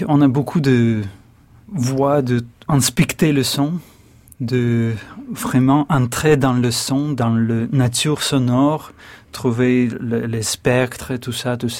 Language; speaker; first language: French; non-native, fluent; Russian